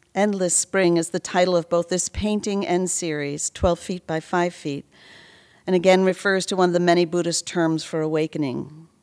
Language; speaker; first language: English; native; English